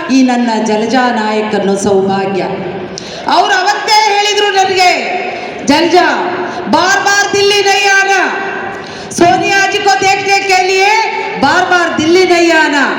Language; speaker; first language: Kannada; non-native, local second language; Lambadi